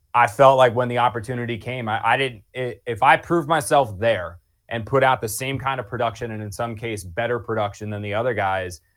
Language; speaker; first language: English; native; English